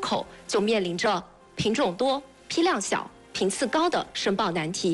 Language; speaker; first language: Chinese; native; Chinese